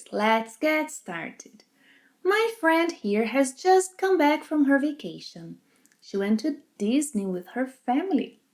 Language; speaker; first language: English; non-native, fluent; Portuguese